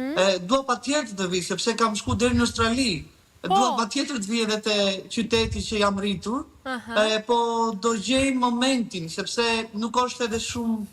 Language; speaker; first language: Albanian; early bilingual, heritage; Albanian